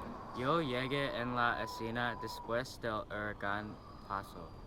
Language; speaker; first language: Spanish; non-native, learner; English